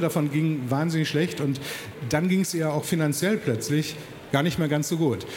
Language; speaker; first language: German; native; German